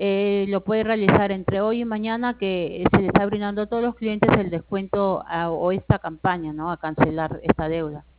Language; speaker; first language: Spanish; native; Spanish